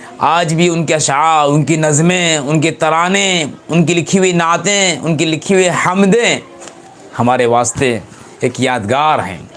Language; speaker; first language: Urdu; native; Urdu